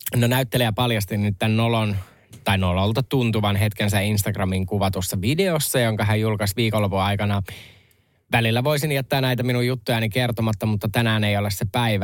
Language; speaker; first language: Finnish; native; Finnish